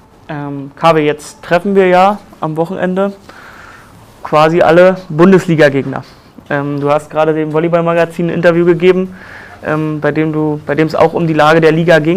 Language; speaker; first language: German; native; German